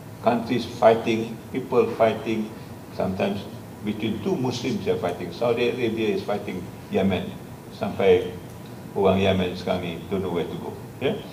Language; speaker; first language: English; non-native, local second language; Malay